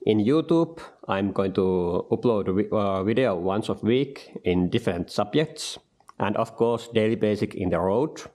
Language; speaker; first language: English; non-native, learner; Finnish